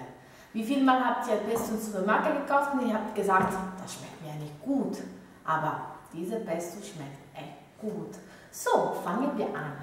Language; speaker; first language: German; non-native, fluent; Italian